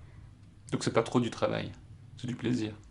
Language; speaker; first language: French; native; French